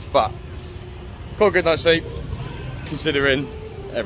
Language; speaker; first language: English; native; English